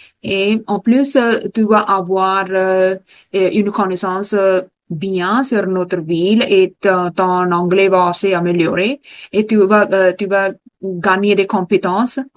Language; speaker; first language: French; non-native, learner; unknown